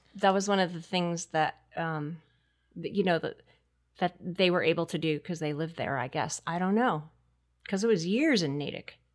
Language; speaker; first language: English; native; English